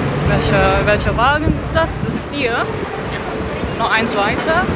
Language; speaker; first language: German; non-native, learner; Indonesian